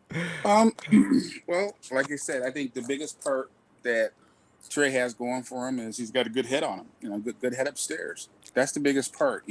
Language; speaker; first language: English; native; English